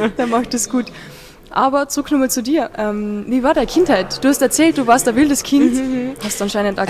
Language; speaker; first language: German; native; German